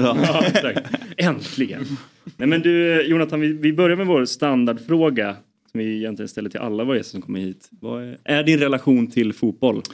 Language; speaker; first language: Swedish; native; Swedish